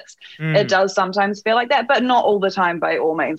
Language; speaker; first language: English; native; English